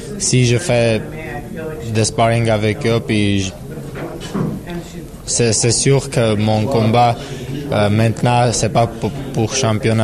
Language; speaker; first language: French; non-native, learner; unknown